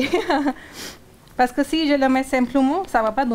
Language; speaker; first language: French; non-native, learner; Hindi